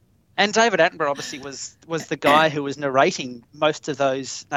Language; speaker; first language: English; native; English